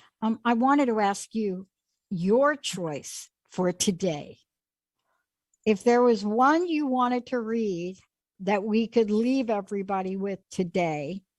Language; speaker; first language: English; native; English